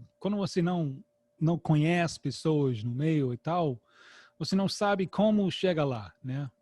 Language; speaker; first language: Portuguese; non-native, fluent; English